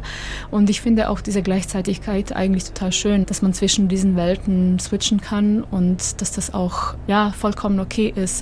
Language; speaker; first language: German; non-native, fluent; Croatian